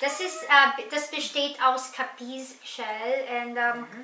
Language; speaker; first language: German; non-native, learner; Filipino